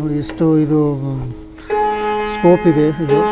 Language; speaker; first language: Kannada; non-native, learner; Bangla